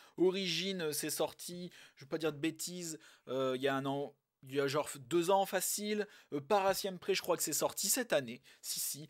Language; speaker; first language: French; native; French